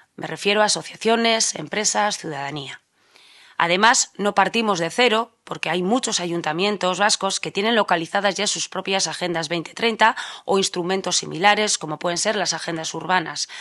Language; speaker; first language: Spanish; native; Spanish